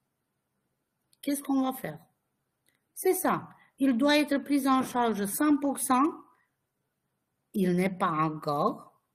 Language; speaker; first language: French; non-native, fluent; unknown